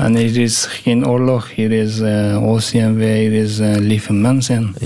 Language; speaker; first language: Dutch; non-native, learner; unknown